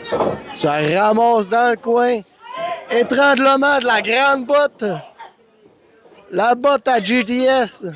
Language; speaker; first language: French; native; French